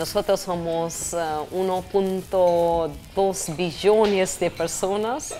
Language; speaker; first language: Spanish; non-native, fluent; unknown